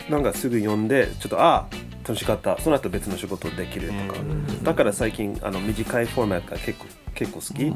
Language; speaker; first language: Japanese; non-native, fluent; English